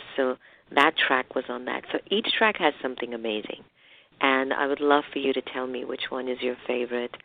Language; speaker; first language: English; native; English